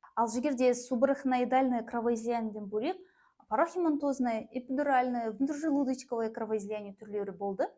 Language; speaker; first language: Russian; non-native, local second language; Kazakh